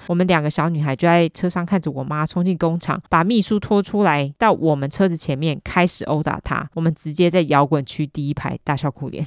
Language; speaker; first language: Chinese; native; Chinese